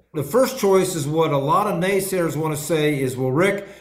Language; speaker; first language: English; native; English